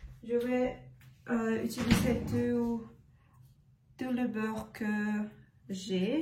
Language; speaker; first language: French; non-native, learner; Russian